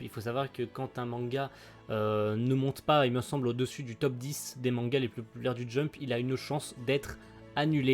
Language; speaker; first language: French; native; French